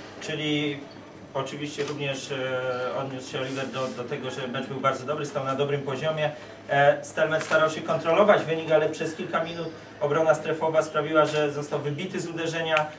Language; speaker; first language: Polish; native; Polish